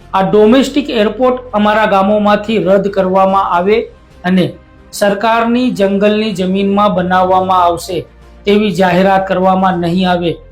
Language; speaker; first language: Gujarati; native; Gujarati